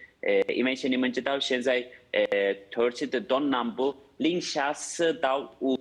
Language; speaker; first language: Chinese; non-native, fluent; Turkish